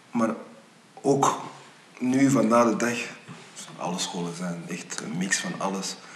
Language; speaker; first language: Dutch; early bilingual, other home language; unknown